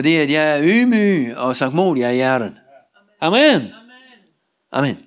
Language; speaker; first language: Danish; non-native, learner; Russian